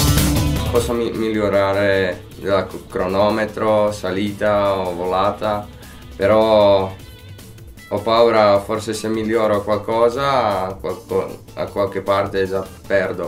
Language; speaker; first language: Italian; non-native, fluent; Slovak